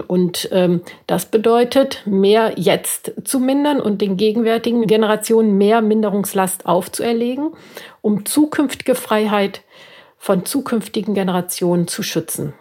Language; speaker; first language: German; native; German